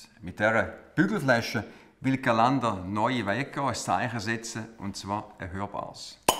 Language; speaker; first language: German; native; German